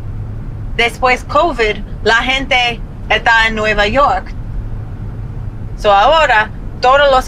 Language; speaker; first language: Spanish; non-native, learner; English